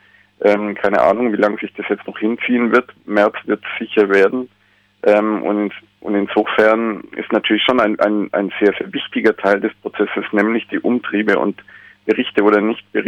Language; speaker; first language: German; native; German